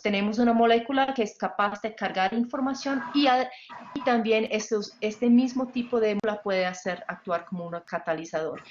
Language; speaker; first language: Spanish; non-native, fluent; English